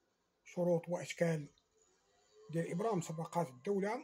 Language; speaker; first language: Arabic; native; Arabic